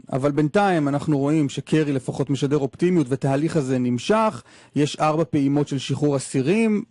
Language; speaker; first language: Hebrew; native; Hebrew